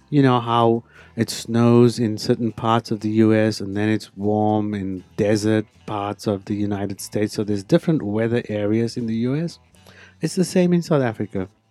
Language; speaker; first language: English; non-native, local second language; Afrikaans